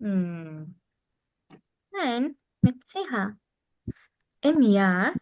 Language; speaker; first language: German; non-native, fluent; Arabic